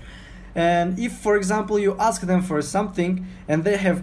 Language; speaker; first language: English; non-native, fluent; Uzbek